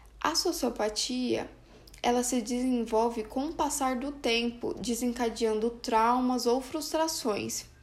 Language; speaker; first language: Portuguese; native; Portuguese